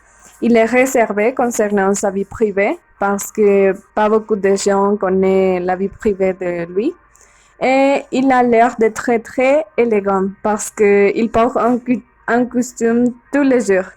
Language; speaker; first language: French; non-native, learner; Spanish